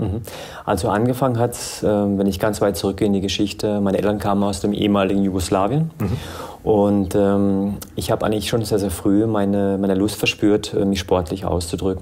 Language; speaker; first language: German; early bilingual, other home language; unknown